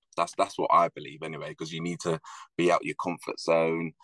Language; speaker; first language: English; native; English